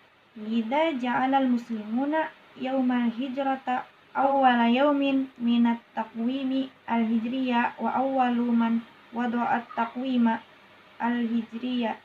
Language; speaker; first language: Arabic; non-native, fluent; Indonesian